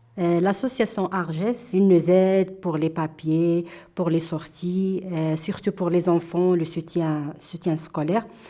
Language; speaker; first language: French; non-native, local second language; Arabic